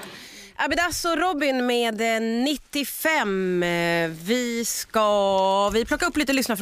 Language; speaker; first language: Swedish; native; Swedish